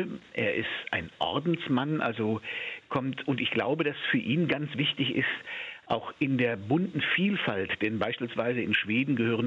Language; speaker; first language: German; native; German